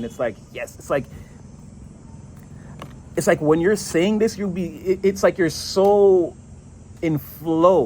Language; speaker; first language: English; native; English